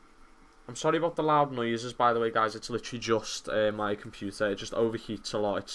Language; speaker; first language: English; native; English